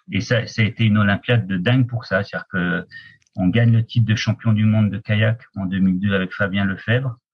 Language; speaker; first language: French; native; French